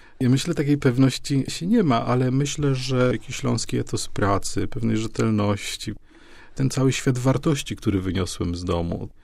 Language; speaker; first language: Polish; native; Polish